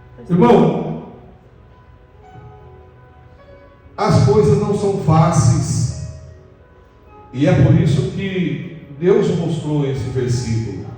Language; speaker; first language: Portuguese; native; Portuguese